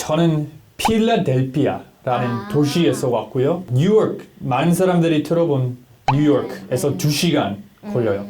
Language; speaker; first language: Korean; non-native, learner; English